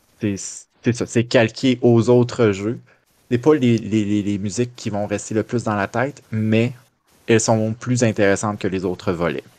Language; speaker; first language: French; native; French